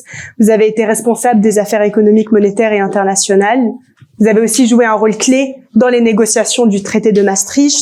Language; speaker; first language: French; native; French